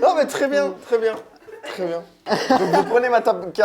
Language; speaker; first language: French; native; French